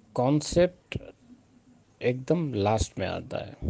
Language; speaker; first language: Hindi; non-native, local second language; Gujarati